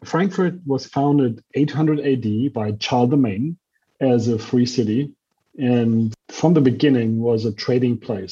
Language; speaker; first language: English; non-native, fluent; German